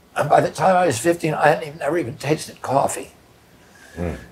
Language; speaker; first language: English; native; English